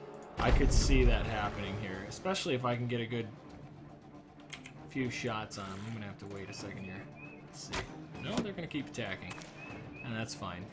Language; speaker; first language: English; native; English